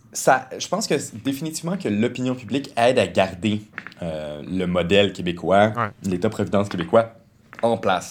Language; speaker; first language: French; native; French